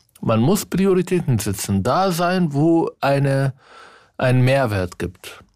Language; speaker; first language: German; non-native, fluent; Arabic